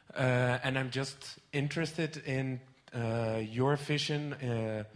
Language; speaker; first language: English; non-native, fluent; Dutch